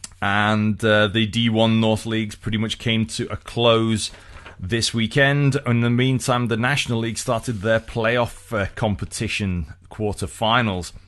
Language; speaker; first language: English; native; English